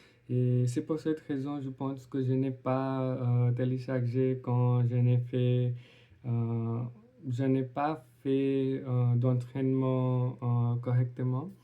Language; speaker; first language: French; non-native, learner; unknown